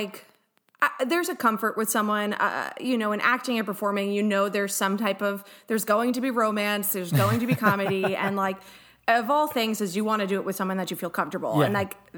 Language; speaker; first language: English; native; English